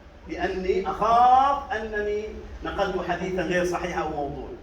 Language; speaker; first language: Arabic; native; Arabic